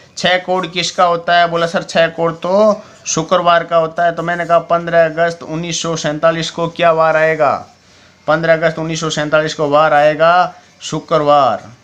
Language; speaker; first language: Hindi; native; Hindi